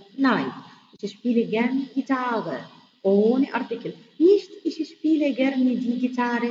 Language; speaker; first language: German; non-native, fluent; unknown